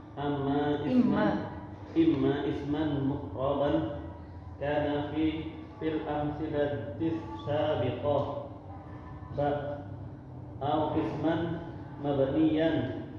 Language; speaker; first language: Arabic; non-native, learner; Indonesian